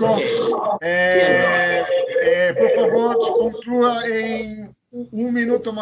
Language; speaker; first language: Spanish; non-native, learner; Portuguese